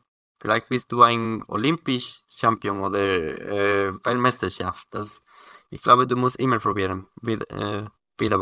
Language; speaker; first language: German; non-native, learner; Spanish